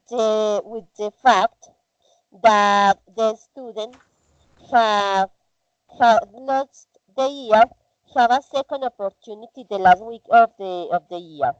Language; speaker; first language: English; non-native, learner; Spanish